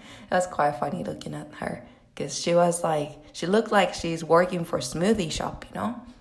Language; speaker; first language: English; non-native, fluent; Japanese